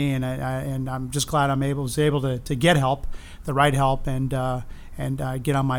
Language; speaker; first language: English; native; English